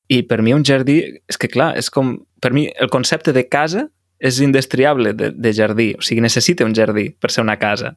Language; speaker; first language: Catalan; native; Catalan